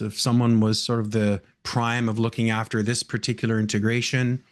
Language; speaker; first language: English; native; English